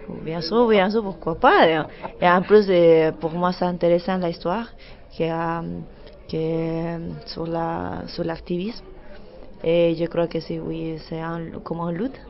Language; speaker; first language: French; non-native, learner; Spanish